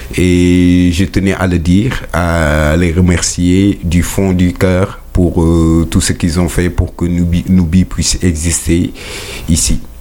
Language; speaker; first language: French; non-native, local second language; Wolof